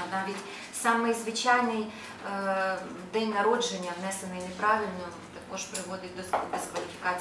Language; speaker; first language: Ukrainian; native; Ukrainian